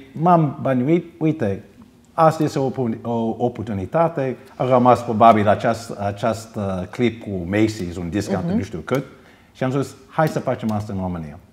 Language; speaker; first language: Romanian; early bilingual, heritage; Romanian